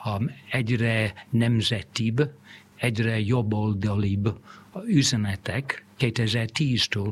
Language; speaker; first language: Hungarian; non-native, fluent; English